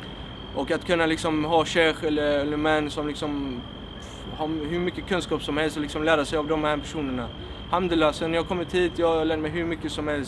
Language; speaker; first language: Swedish; early bilingual, other home language; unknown